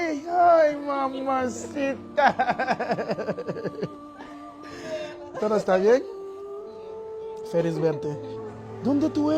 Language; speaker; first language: Spanish; non-native, learner; Haitian Creole